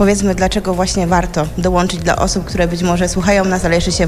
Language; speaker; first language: Polish; native; Polish